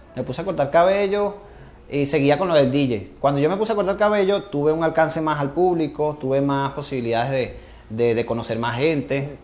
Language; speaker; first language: Spanish; native; Spanish